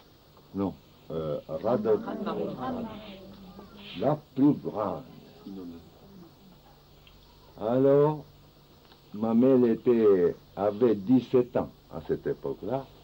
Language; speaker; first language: French; non-native, fluent; Japanese